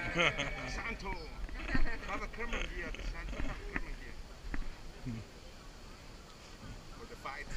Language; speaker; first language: English; non-native, learner; Spanish